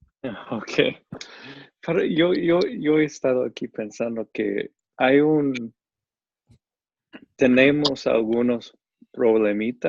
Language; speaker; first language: Spanish; non-native, learner; English